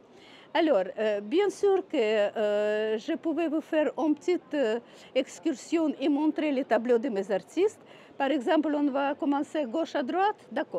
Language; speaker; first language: French; non-native, fluent; Russian